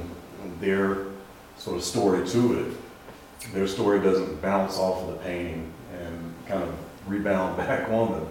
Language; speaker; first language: English; native; English